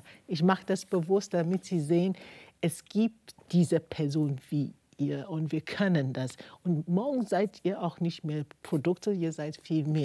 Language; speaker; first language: German; non-native, fluent; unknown